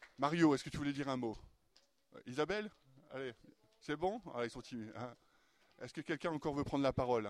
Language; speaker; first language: French; native; French